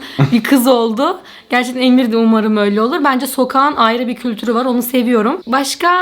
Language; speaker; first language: Turkish; native; Turkish